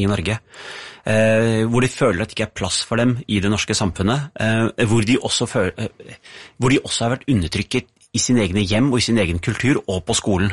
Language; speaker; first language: Norwegian; early bilingual, other home language; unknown